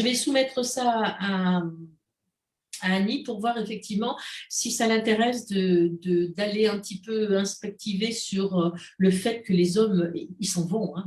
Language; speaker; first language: French; native; French